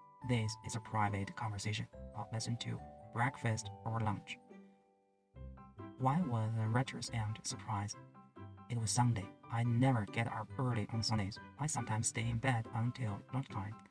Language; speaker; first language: English; non-native, learner; Chinese